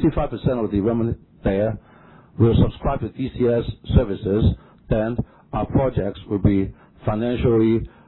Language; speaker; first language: English; non-native, local second language; Cantonese